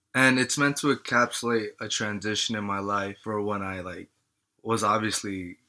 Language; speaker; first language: English; early bilingual, other home language; Spanish